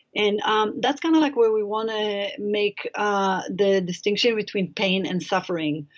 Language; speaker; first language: English; non-native, fluent; Hebrew